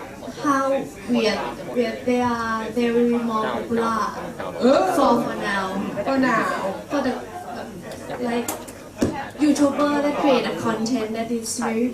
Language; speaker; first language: English; non-native, learner; Thai